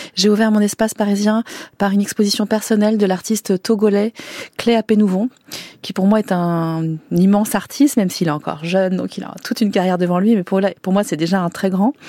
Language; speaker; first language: French; native; French